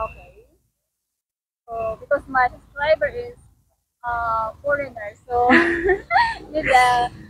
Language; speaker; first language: English; non-native, learner; Cebuano